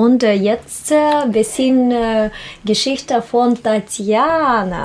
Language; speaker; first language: German; non-native, learner; Russian